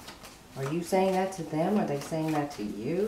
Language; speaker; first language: English; native; English